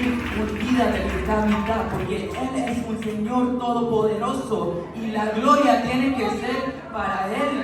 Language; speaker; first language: Spanish; early bilingual, heritage; Spanish